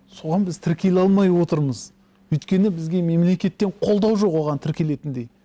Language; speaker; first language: Kazakh; early bilingual, heritage; Kazakh